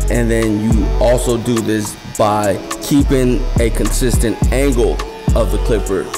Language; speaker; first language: English; native; English